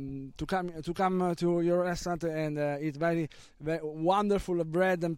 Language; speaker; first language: English; non-native, learner; Italian